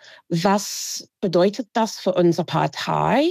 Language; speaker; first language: German; non-native, fluent; English